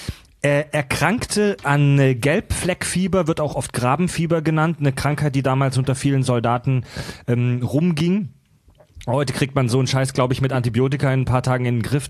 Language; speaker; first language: German; native; German